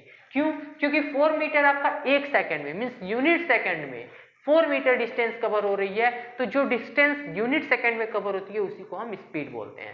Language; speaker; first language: Hindi; native; Hindi